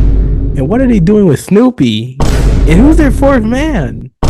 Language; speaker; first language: English; native; English